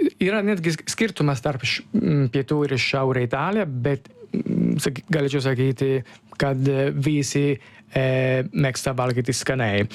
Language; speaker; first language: Lithuanian; non-native, learner; Italian